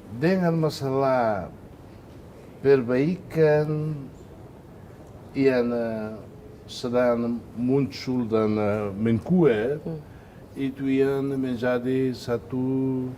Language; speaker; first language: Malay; non-native, fluent; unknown